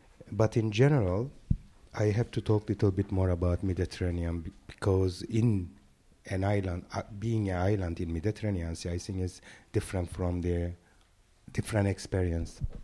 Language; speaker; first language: English; non-native, fluent; Turkish